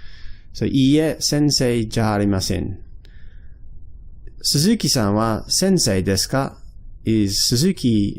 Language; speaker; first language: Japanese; non-native, fluent; English